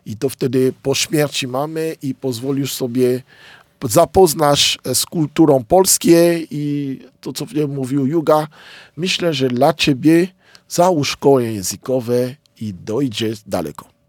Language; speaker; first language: Polish; non-native, fluent; Lingala